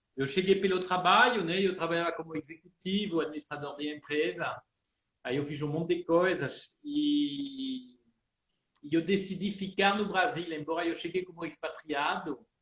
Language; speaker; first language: Portuguese; early bilingual, heritage; Portuguese